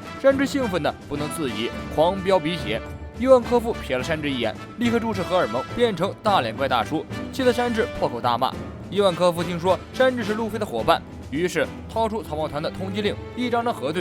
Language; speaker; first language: Chinese; native; Chinese